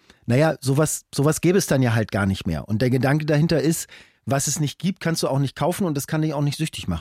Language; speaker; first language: German; native; German